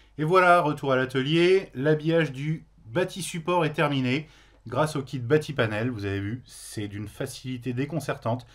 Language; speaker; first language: French; native; French